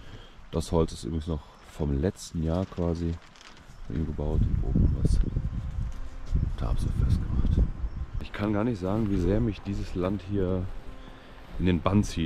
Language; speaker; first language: German; native; German